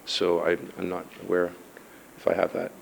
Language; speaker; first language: English; native; English